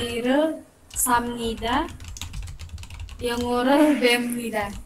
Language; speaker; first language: Korean; non-native, learner; Indonesian